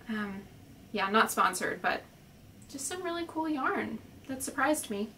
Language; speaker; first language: English; native; English